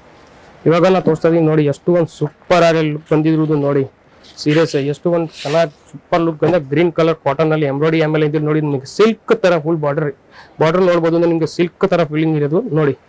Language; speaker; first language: Kannada; non-native, fluent; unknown